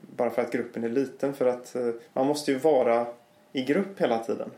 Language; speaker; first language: Swedish; native; Swedish